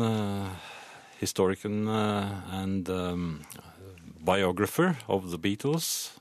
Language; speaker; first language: English; non-native, fluent; Norwegian